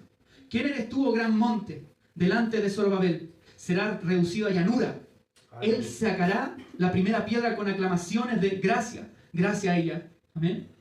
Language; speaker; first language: Spanish; native; Spanish